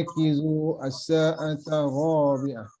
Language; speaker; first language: Arabic; non-native, learner; Malay